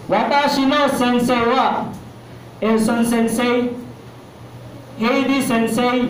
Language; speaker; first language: Japanese; non-native, learner; Filipino